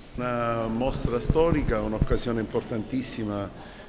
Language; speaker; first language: Italian; native; Italian